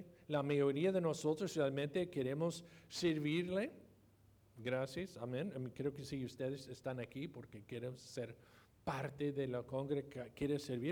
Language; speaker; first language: Spanish; non-native, fluent; English